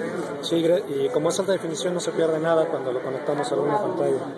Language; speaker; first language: Spanish; native; Spanish